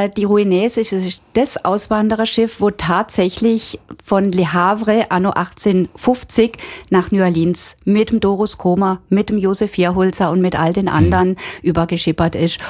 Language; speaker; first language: German; native; German